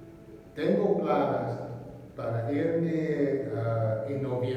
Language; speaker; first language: Spanish; non-native, learner; English